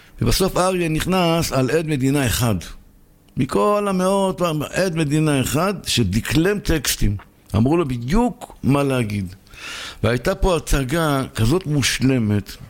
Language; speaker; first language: Hebrew; native; Hebrew